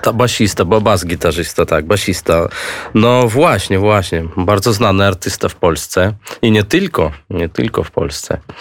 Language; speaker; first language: Polish; non-native, fluent; Russian